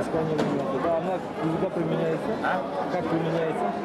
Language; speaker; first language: Russian; non-native, local second language; Uzbek